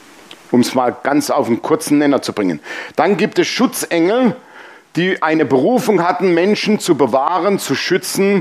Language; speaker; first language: German; native; German